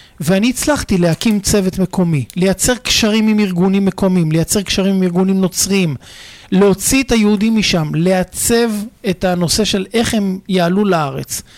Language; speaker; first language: Hebrew; native; Hebrew